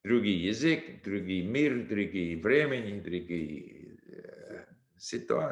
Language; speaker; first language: Russian; non-native, learner; English